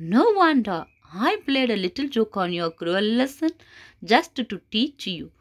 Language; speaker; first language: English; non-native, local second language; Tamil